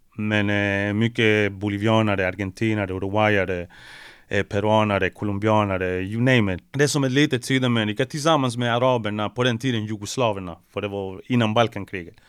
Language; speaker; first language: Swedish; early bilingual, other home language; Spanish